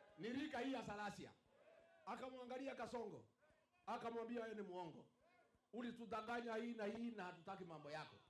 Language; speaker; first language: Swahili; non-native, local second language; Kikuyu